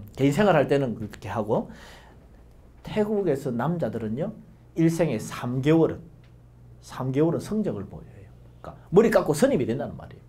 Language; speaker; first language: Korean; native; Korean